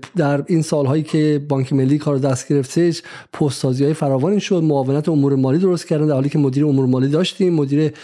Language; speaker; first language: Persian; native; Persian